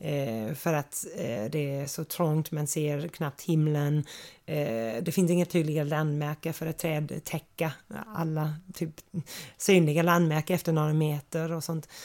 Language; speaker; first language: Swedish; non-native, fluent; English